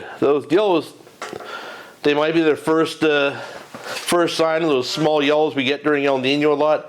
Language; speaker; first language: English; native; English